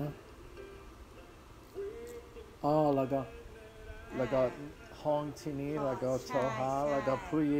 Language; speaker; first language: Thai; non-native, learner; English